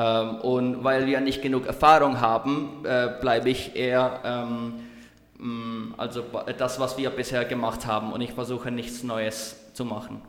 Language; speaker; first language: German; non-native, learner; Czech